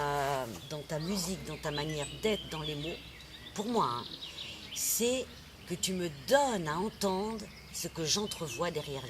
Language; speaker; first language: French; native; French